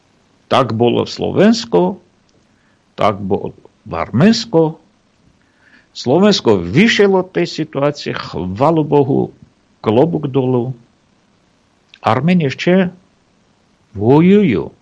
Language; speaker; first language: Slovak; non-native, fluent; Armenian